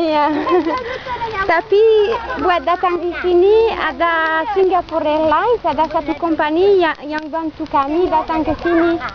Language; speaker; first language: Indonesian; non-native, fluent; French